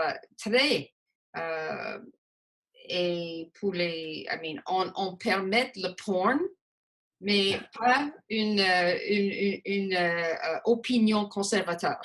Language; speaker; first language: French; non-native, local second language; English